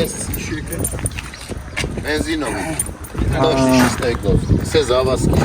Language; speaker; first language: Russian; non-native, fluent; Armenian